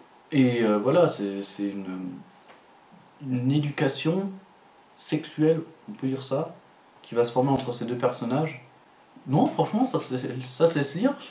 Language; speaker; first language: French; native; French